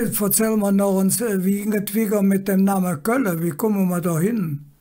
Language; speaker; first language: German; native; German